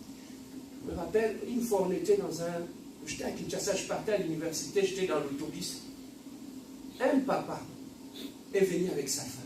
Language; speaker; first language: French; non-native, local second language; Lingala